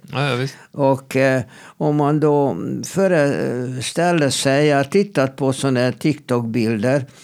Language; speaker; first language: Swedish; non-native, fluent; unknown